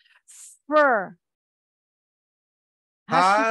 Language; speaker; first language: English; non-native, local second language; Filipino